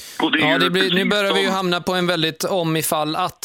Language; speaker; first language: Swedish; native; Swedish